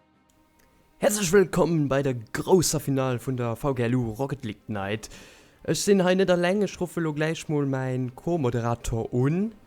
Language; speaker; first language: German; non-native, local second language; Luxembourgish